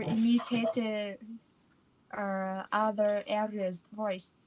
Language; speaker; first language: English; non-native, learner; Vietnamese